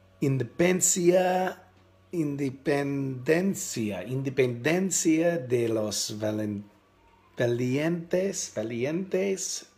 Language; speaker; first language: Spanish; non-native, learner; English